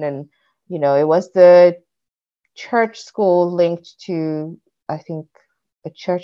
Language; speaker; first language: English; non-native, local second language; Yoruba